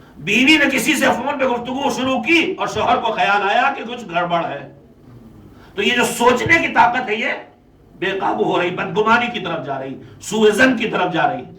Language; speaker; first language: Urdu; native; Urdu